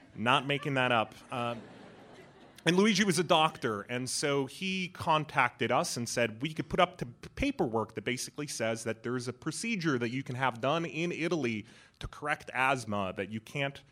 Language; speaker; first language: English; early bilingual, other home language; Persian